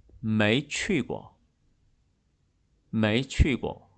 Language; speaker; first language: Chinese; non-native, fluent; Korean